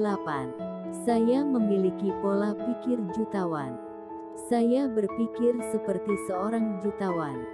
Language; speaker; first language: Indonesian; native; Indonesian